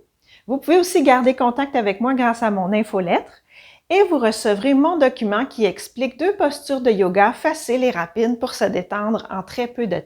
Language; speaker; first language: French; native; French